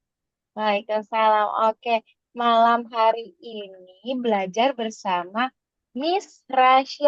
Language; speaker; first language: Indonesian; native; Indonesian